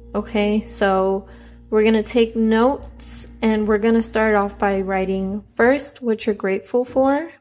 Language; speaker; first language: English; early bilingual, other home language; Spanish